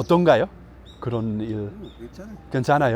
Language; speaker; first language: Korean; non-native, learner; Dutch